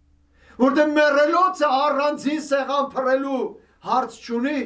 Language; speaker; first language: Armenian; native; Armenian